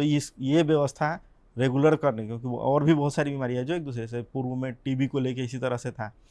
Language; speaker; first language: Hindi; non-native, local second language; Gujarati